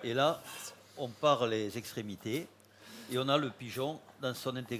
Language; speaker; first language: French; native; French